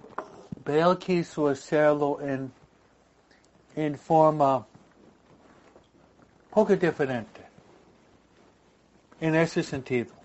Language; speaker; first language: Spanish; non-native, fluent; English